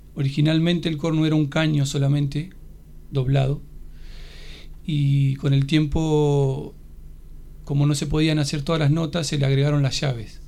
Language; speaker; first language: Spanish; native; Spanish